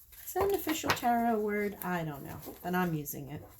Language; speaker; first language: English; native; English